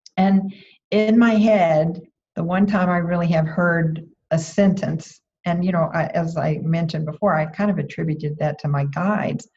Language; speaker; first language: English; native; English